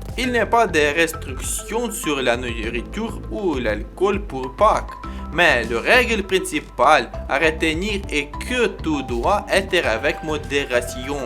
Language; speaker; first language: French; non-native, learner; Ukrainian